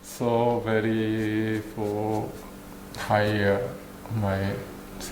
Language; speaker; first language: English; non-native, learner; Japanese